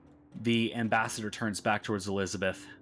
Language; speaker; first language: English; native; English